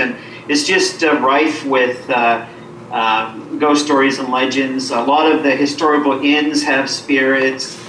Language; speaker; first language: English; native; English